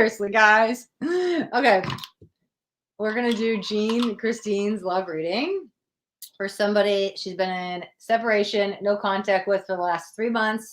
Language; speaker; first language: English; native; English